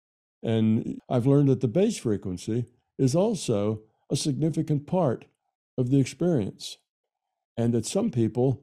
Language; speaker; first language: English; native; English